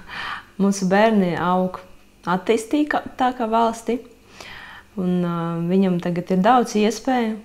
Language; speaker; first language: Latvian; non-native, local second language; Russian